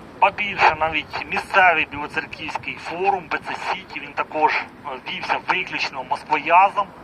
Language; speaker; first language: Ukrainian; native; Ukrainian